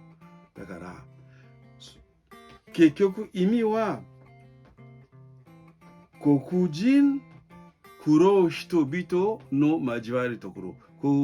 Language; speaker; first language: Japanese; non-native, fluent; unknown